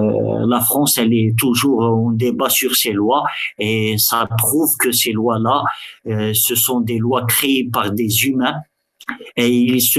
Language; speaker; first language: French; early bilingual, other home language; Arabic